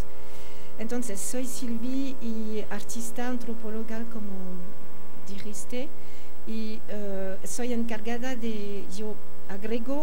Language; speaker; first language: Spanish; non-native, fluent; French